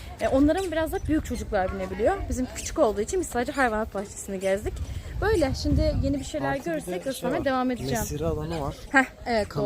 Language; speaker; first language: Turkish; native; Turkish